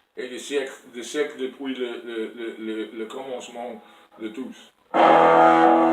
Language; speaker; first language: French; non-native, learner; English